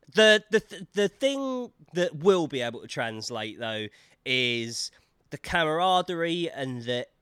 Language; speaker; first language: English; native; English